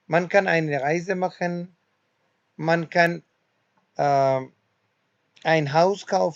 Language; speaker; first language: German; non-native, learner; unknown